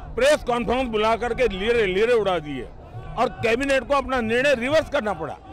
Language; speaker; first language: Hindi; non-native, local second language; Gujarati